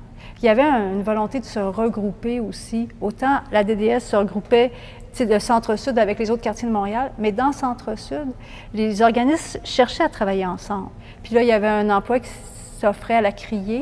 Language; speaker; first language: French; native; French